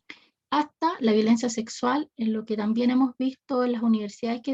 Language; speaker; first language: Spanish; native; Spanish